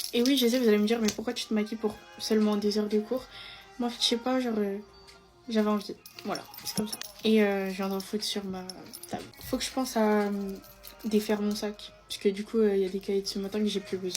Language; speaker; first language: French; native; French